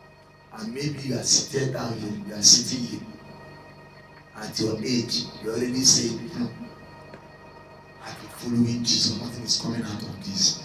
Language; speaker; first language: English; non-native, local second language; Igbo